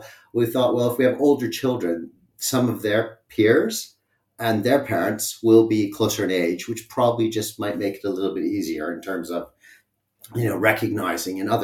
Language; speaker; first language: English; native; English